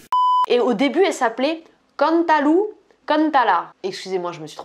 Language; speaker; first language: French; native; French